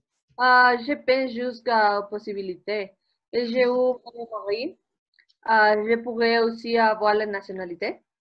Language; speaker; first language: French; non-native, learner; Spanish